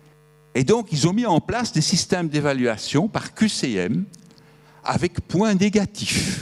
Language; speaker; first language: French; native; French